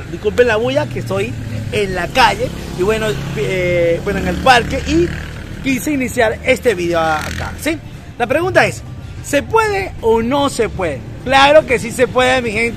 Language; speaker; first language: Spanish; native; Spanish